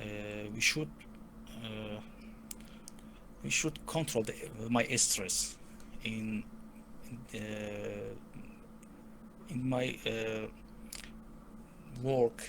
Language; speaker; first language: English; non-native, learner; Persian